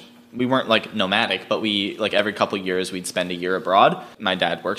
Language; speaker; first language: English; native; English